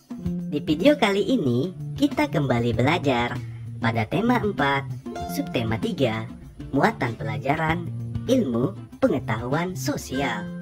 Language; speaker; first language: Indonesian; native; Indonesian